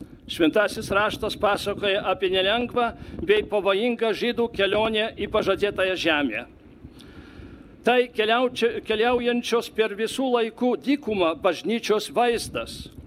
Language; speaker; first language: Lithuanian; non-native, fluent; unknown